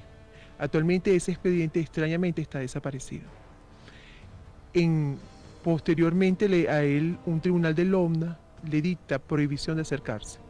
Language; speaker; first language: Spanish; native; Spanish